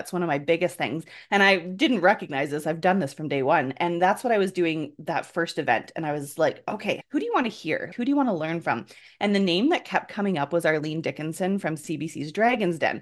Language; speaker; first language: English; native; English